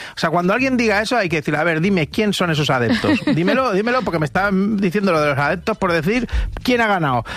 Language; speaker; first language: Spanish; native; Spanish